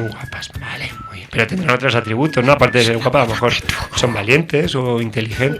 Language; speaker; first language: Spanish; native; Spanish